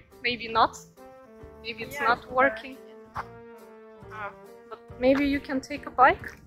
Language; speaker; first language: English; non-native, learner; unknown